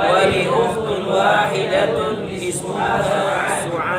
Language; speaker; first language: Arabic; non-native, learner; Indonesian